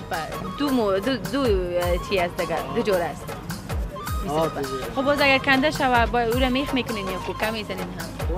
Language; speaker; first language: Persian; native; Persian